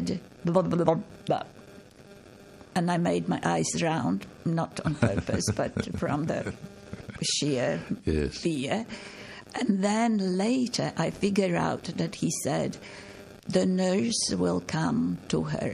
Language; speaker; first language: English; non-native, fluent; Polish